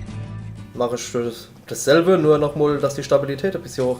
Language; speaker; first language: German; native; German